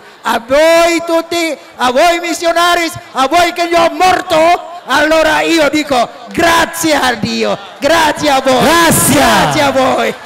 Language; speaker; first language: Italian; non-native, fluent; Indonesian